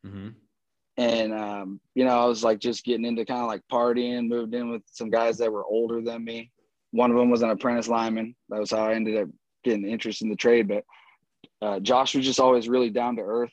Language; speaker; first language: English; native; English